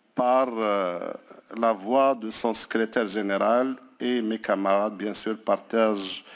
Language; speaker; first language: French; non-native, local second language; Arabic